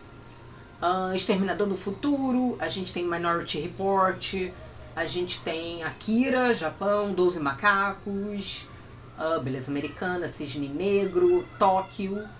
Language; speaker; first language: Portuguese; native; Portuguese